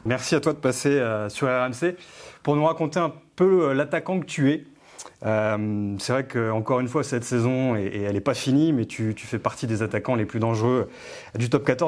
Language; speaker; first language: French; native; French